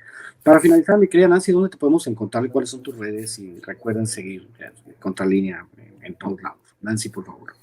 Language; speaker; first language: Spanish; native; Spanish